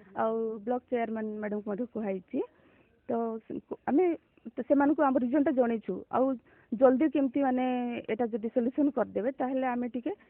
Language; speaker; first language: Odia; native; Odia